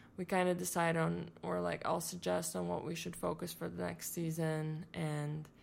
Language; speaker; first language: English; non-native, fluent; Latvian